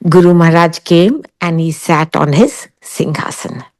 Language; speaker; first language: English; non-native, local second language; Punjabi